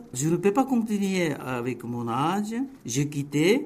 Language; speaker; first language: French; non-native, fluent; Korean